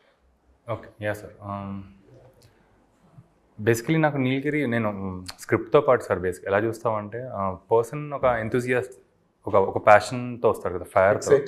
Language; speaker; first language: Telugu; native; Telugu